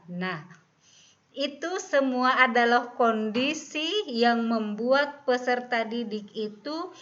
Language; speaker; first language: Indonesian; native; Indonesian